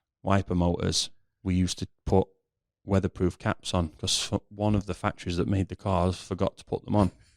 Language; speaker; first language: English; native; English